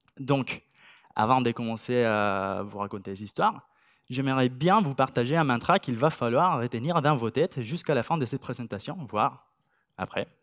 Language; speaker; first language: French; non-native, fluent; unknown